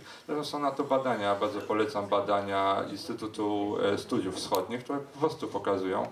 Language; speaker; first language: Polish; native; Polish